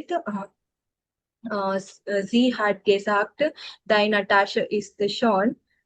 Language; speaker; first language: German; non-native, learner; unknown